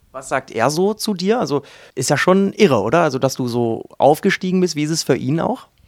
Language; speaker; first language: German; native; German